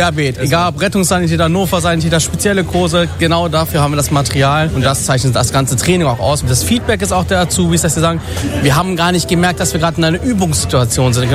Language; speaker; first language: German; native; German